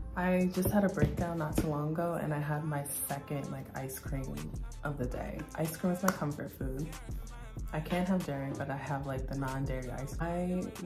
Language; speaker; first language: English; native; English